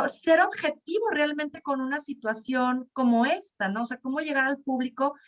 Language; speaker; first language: Spanish; native; Spanish